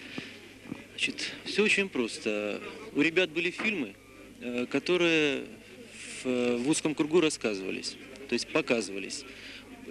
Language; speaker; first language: Russian; native; Russian